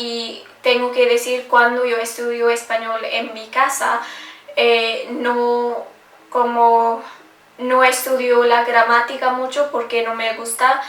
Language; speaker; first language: Spanish; non-native, learner; English